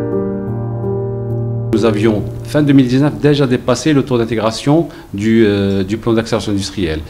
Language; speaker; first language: French; non-native, local second language; Arabic